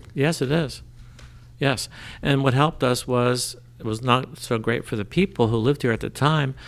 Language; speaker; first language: English; native; English